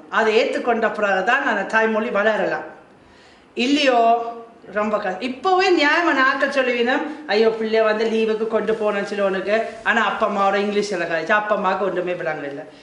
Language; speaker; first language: Tamil; non-native, fluent; German